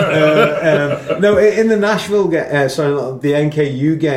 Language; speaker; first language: English; native; English